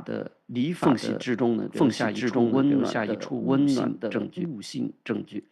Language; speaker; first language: Chinese; native; Chinese